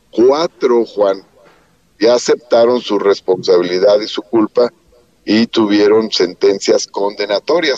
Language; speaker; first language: Spanish; native; Spanish